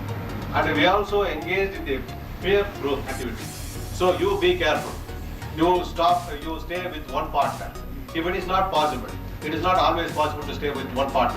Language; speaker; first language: English; non-native, local second language; Tamil